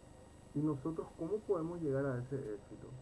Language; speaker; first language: Spanish; native; Spanish